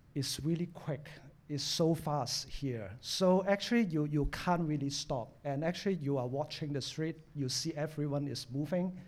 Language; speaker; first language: English; non-native, local second language; Cantonese